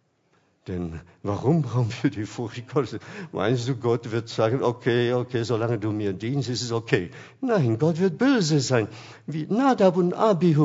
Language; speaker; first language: German; non-native, fluent; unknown